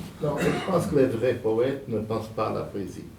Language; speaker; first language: French; non-native, fluent; Portuguese